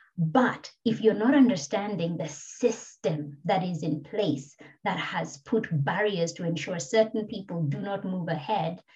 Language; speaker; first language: English; non-native, local second language; Kikuyu